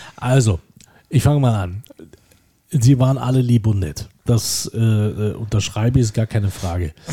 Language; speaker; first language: German; native; German